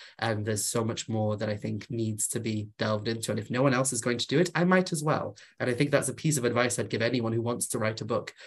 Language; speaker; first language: English; non-native, local second language; Welsh